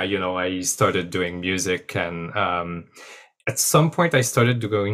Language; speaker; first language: English; non-native, fluent; French